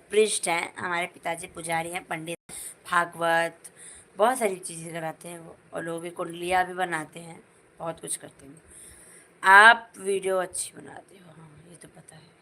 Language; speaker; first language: Hindi; native; Hindi